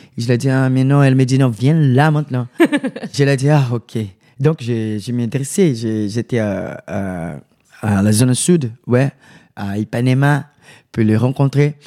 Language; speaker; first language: French; non-native, learner; Portuguese